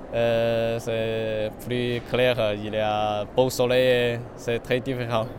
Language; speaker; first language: French; non-native, fluent; Chinese